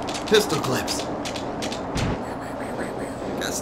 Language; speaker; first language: English; native; English